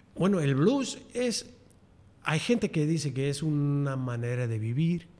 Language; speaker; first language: Spanish; non-native, fluent; English